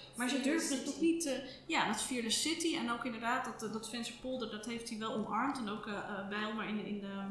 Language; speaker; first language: Dutch; native; Dutch